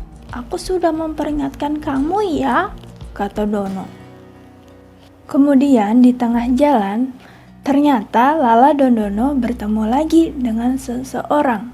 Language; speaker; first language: Indonesian; native; Indonesian